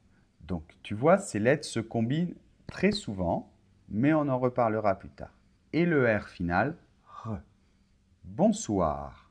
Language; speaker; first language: French; native; French